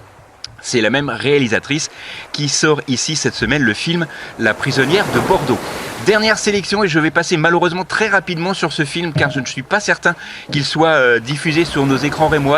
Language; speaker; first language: French; native; French